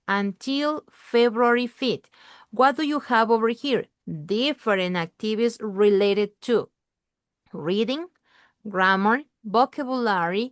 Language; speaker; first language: English; non-native, learner; Spanish